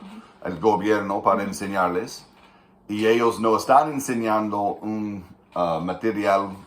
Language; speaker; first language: Spanish; non-native, fluent; English